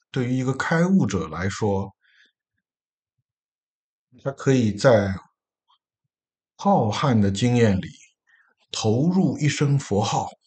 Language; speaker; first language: Chinese; native; Chinese